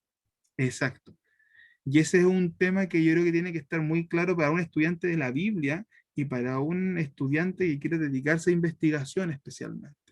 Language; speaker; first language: Spanish; native; Spanish